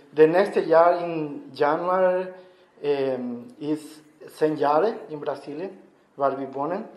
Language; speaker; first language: German; non-native, learner; Spanish